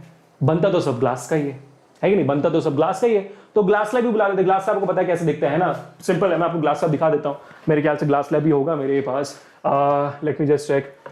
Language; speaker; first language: Hindi; native; Hindi